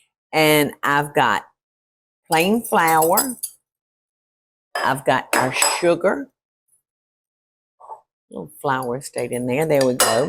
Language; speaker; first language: English; native; English